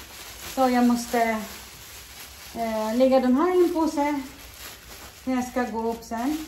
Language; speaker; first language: Swedish; non-native, learner; Cebuano